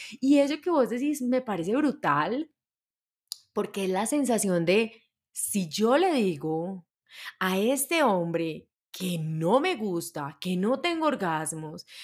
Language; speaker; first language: Spanish; native; Spanish